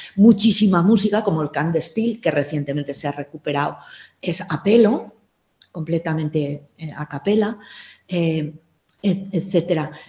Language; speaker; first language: Spanish; native; Spanish